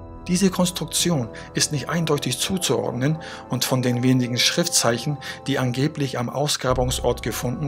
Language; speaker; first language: German; native; German